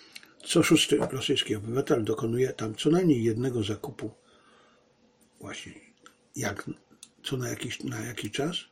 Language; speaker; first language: Polish; native; Polish